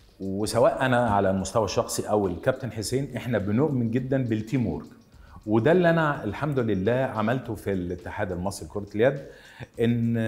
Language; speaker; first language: Arabic; native; Arabic